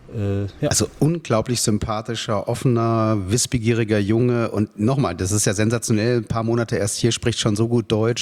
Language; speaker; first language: German; native; German